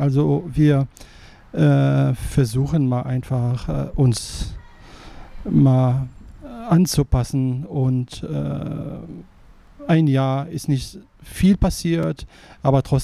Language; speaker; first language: German; non-native, fluent; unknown